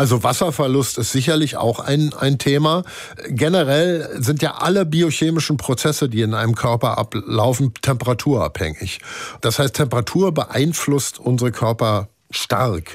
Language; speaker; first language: German; native; German